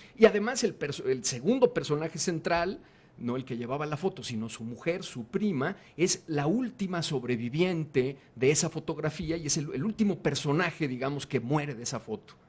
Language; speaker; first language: Spanish; native; Spanish